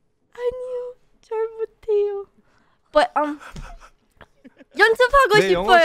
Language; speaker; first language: Korean; non-native, learner; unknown